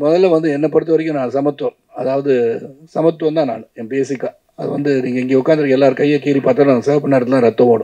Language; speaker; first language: Tamil; native; Tamil